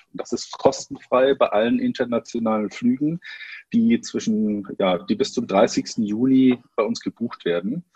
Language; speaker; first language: German; native; German